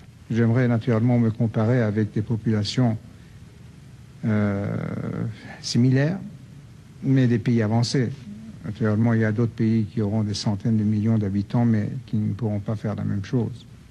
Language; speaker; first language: French; non-native, fluent; Persian